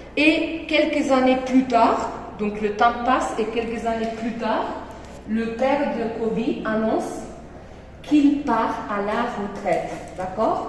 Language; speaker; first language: French; non-native, fluent; Spanish